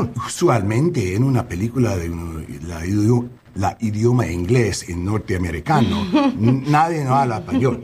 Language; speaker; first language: Spanish; non-native, learner; English